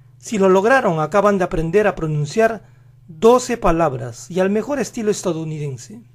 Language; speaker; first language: Spanish; native; Spanish